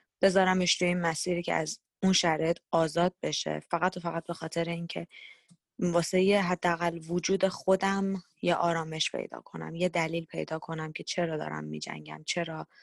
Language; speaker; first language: Persian; native; Persian